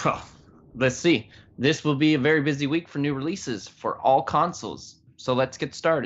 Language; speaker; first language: English; native; English